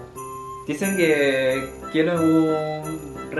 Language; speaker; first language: Spanish; non-native, learner; Chinese